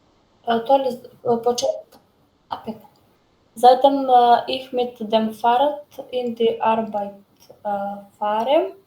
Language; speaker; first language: German; non-native, learner; Macedonian